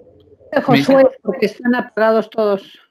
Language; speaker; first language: Spanish; native; Spanish